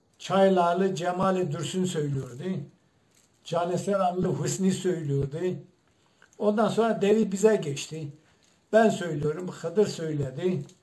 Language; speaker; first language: Turkish; non-native, local second language; Zaza